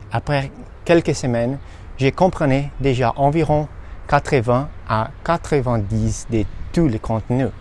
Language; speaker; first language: French; non-native, fluent; Portuguese